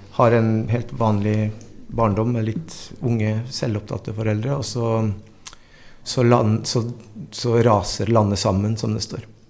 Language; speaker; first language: Norwegian; early bilingual, other home language; Spanish